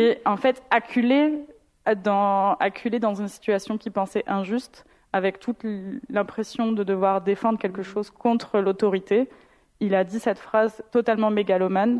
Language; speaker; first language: French; native; French